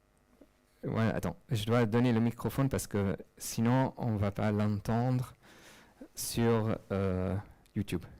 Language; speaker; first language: French; non-native, fluent; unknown